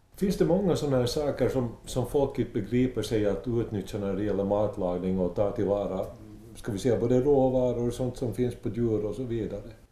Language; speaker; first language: Swedish; native; Swedish